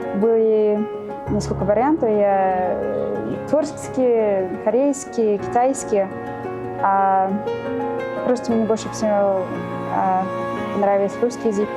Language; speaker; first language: Russian; non-native, fluent; English